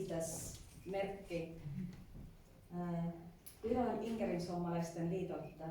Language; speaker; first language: Finnish; non-native, fluent; Estonian